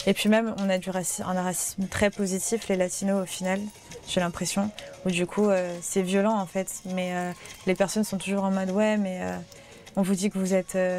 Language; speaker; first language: French; early bilingual, other home language; Spanish